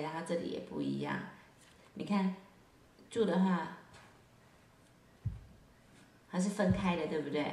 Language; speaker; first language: Chinese; native; Chinese